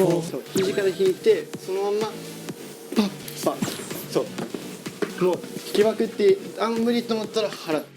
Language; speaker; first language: Japanese; native; Japanese